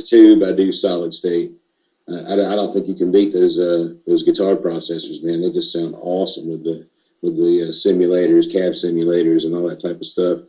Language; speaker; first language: English; native; English